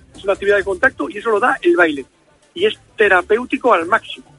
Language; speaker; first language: Spanish; native; Spanish